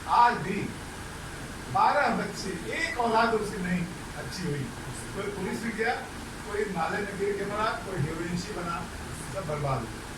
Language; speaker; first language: Urdu; native; Urdu